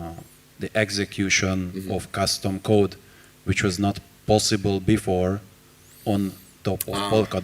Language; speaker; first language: English; non-native, fluent; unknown